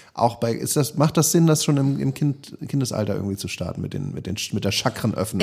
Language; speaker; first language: German; native; German